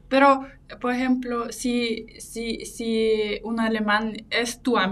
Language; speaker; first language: Spanish; non-native, fluent; Russian